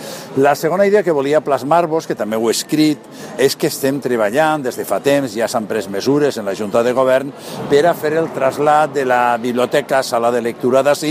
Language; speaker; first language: Catalan; native; Catalan